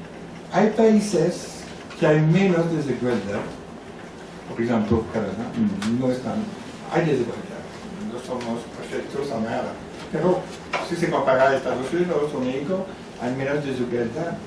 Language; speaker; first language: Spanish; non-native, learner; French